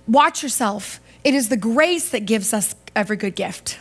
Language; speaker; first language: English; native; English